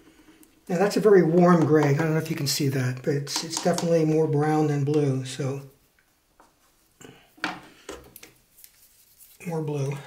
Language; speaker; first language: English; native; English